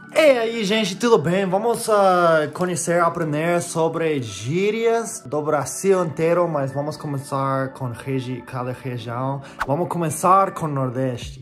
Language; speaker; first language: Portuguese; non-native, learner; English